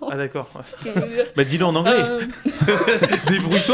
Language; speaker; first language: French; native; French